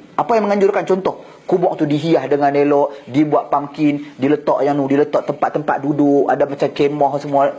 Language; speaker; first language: Malay; native; Malay